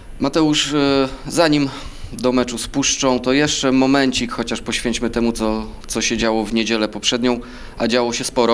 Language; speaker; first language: Polish; native; Polish